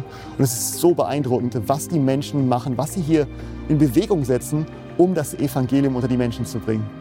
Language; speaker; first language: German; native; German